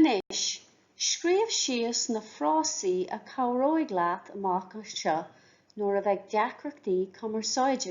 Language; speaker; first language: Irish; non-native, local second language; English